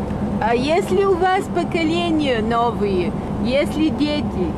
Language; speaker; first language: Russian; non-native, learner; Bulgarian